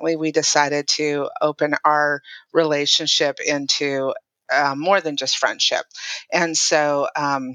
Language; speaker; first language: English; native; English